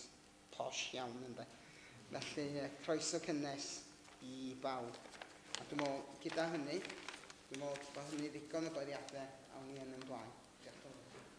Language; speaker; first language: Welsh; native; Welsh